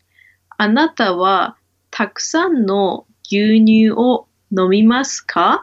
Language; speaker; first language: Japanese; non-native, learner; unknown